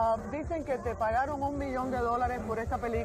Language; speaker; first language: Spanish; native; Spanish